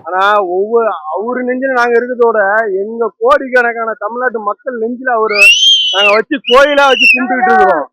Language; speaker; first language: Tamil; non-native, local second language; Telugu